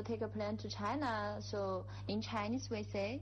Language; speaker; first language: English; non-native, fluent; Chinese